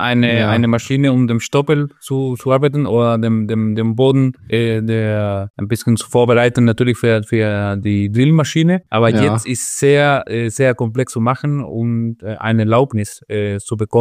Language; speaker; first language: German; non-native, fluent; Spanish